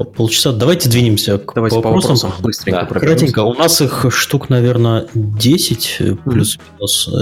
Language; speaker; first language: Russian; native; Russian